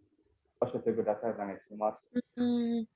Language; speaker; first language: Japanese; non-native, learner; Indonesian